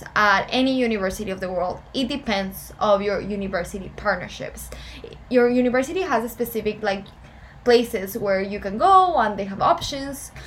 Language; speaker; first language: English; non-native, fluent; Spanish